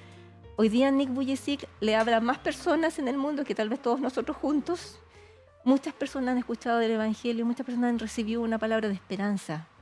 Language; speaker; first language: Spanish; native; Spanish